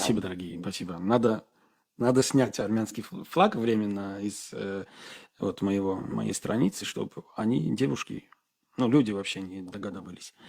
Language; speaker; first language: Russian; non-native, fluent; Armenian